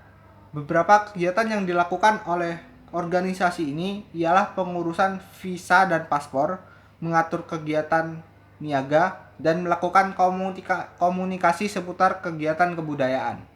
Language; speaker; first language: Indonesian; native; Indonesian